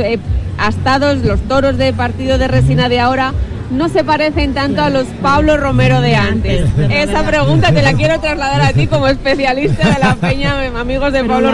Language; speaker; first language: Spanish; native; Spanish